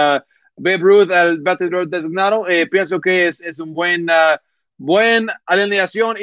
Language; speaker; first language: Spanish; non-native, learner; English